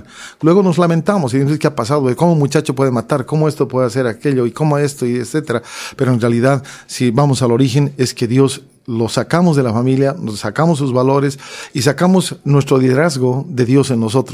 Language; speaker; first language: Spanish; native; Spanish